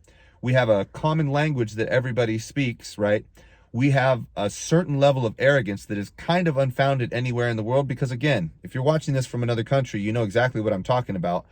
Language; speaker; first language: English; native; English